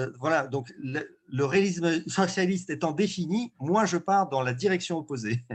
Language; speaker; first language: French; early bilingual, other home language; Russian